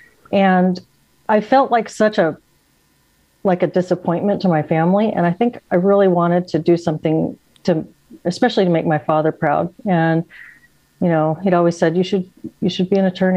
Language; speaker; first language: English; native; English